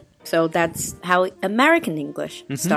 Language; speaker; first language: English; non-native, fluent; Chinese